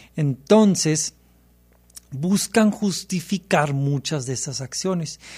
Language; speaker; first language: Spanish; early bilingual, heritage; Spanish